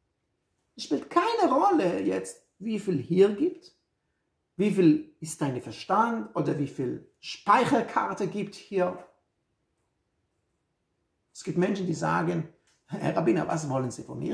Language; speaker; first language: German; non-native, fluent; Hebrew